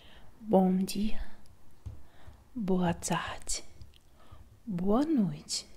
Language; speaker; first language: Portuguese; non-native, learner; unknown